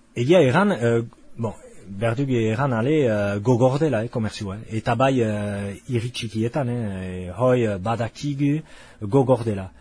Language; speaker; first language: Basque; native; Basque